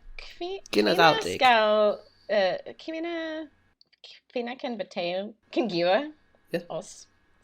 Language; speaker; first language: Danish; non-native, learner; English